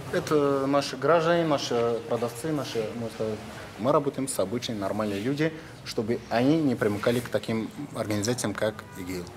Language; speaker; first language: Russian; non-native, local second language; Tajik